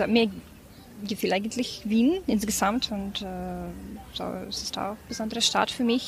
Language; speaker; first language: German; non-native, fluent; Ukrainian